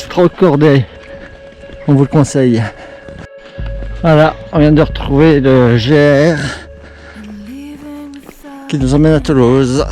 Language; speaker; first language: French; native; French